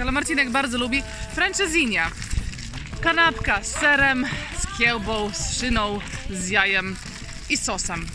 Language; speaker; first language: Polish; native; Polish